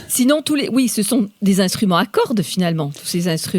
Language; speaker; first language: French; native; French